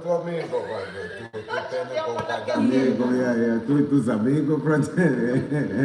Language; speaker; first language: Spanish; non-native, learner; Portuguese